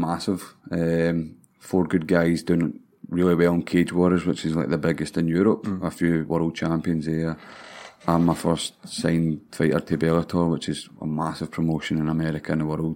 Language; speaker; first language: English; native; English